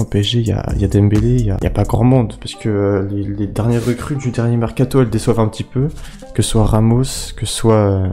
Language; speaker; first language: French; native; French